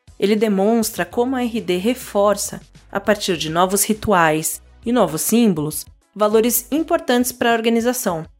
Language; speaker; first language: Portuguese; native; Portuguese